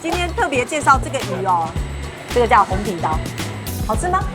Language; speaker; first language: Chinese; native; Chinese